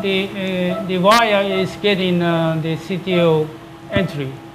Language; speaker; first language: English; non-native, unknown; Japanese